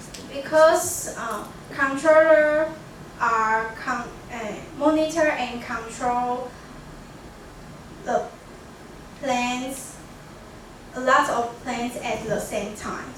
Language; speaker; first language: English; non-native, learner; Chinese